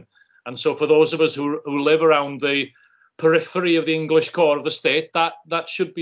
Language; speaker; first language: English; native; English